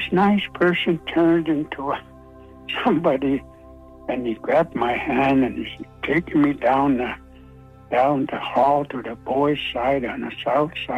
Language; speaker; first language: English; non-native, fluent; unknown